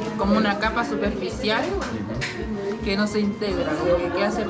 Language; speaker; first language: Spanish; native; Spanish